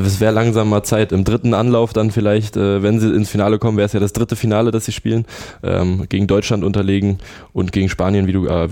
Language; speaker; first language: German; native; German